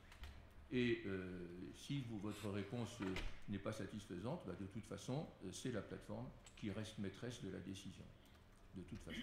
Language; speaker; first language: French; native; French